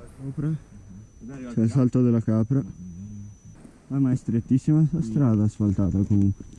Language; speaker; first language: Italian; native; Italian